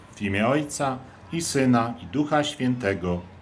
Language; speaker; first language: Polish; native; Polish